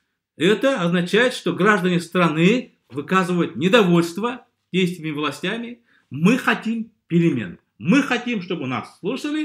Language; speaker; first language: Russian; native; Russian